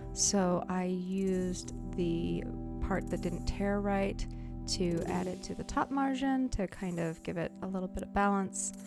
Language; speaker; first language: English; native; English